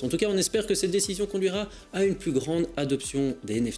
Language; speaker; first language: French; native; French